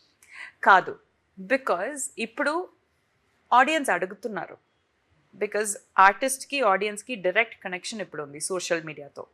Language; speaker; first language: Telugu; non-native, fluent; Tamil